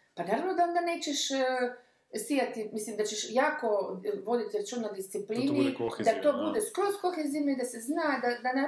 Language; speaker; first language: Croatian; native; Croatian